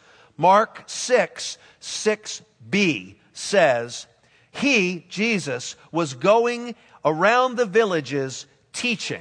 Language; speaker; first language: English; native; English